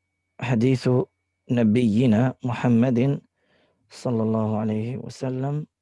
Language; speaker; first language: Arabic; non-native, fluent; English